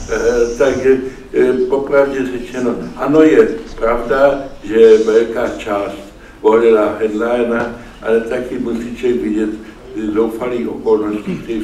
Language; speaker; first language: Czech; early bilingual, other home language; German